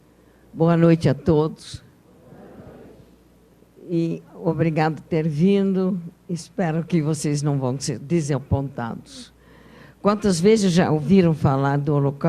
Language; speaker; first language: Portuguese; non-native, fluent; Dutch